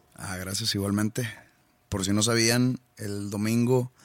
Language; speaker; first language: Spanish; native; Spanish